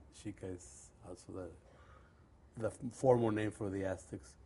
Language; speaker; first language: English; early bilingual, other home language; Spanish